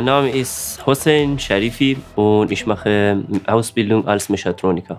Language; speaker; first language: German; non-native, learner; Persian